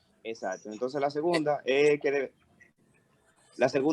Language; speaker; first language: Spanish; native; Spanish